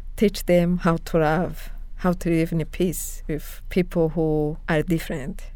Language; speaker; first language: English; non-native, local second language; Kinyarwanda